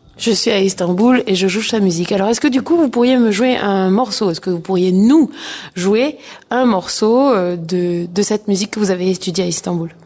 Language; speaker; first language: French; native; French